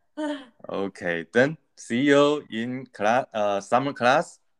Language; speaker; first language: English; non-native, learner; Chinese